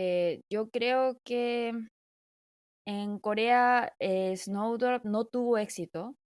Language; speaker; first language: Spanish; non-native, fluent; Korean